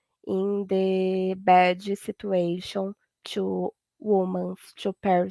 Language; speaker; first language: English; non-native, learner; Portuguese